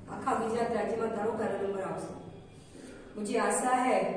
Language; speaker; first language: Hindi; non-native, local second language; Gujarati